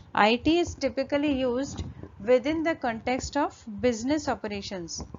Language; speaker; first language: English; non-native, local second language; Hindi